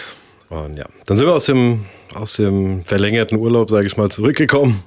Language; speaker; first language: German; native; German